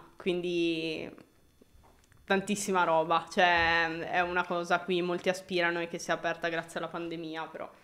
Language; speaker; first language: Italian; native; Italian